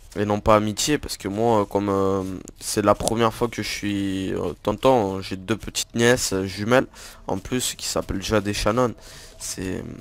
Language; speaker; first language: French; native; French